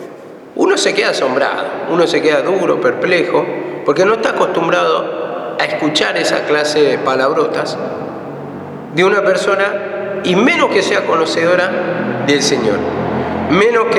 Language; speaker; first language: Spanish; native; Spanish